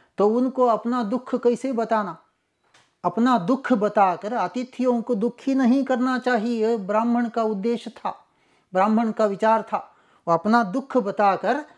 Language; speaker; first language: Hindi; non-native, local second language; Kannada